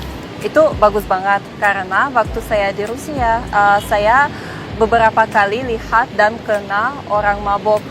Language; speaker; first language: Indonesian; non-native, fluent; Russian